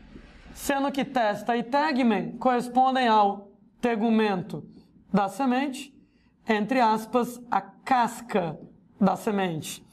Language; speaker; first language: Portuguese; native; Portuguese